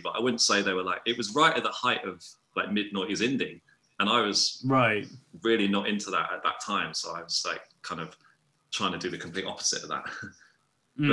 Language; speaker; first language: English; native; English